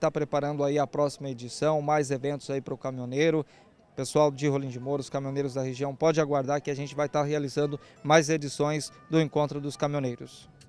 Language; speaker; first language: Portuguese; native; Portuguese